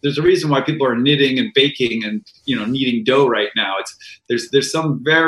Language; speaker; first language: English; native; English